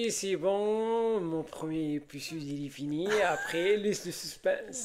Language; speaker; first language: French; non-native, learner; Arabic